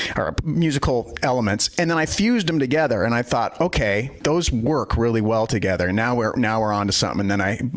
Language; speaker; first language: English; native; English